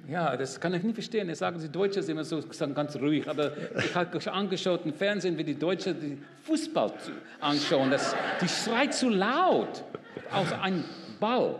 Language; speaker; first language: German; non-native, learner; English